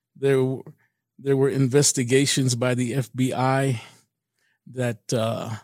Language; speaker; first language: English; native; English